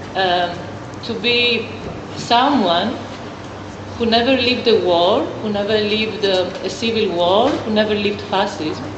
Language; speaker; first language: English; non-native, fluent; Greek